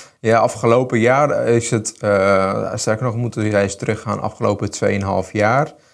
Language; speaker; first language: Dutch; early bilingual, other home language; Armenian